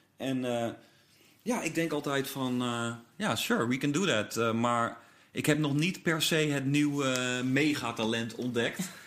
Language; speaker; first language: Dutch; native; Dutch